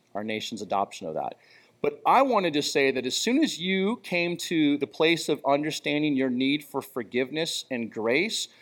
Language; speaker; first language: English; native; English